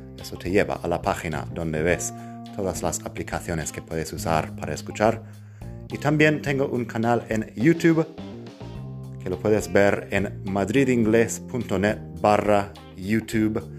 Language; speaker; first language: Spanish; non-native, fluent; English